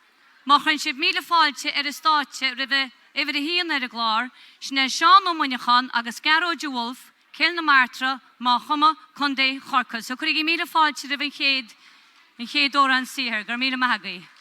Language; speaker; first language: Irish; native; Irish